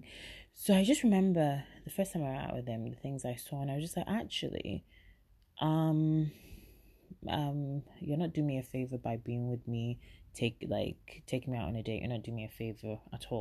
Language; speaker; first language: English; native; English